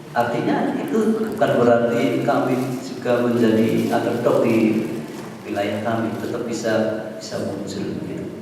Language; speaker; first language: Indonesian; native; Indonesian